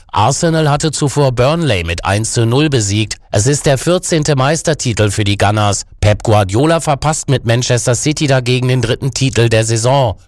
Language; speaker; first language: German; native; German